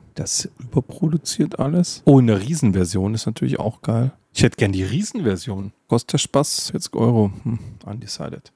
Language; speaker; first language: German; native; German